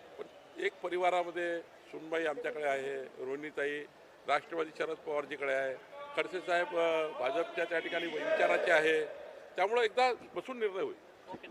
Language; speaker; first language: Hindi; non-native, local second language; Marathi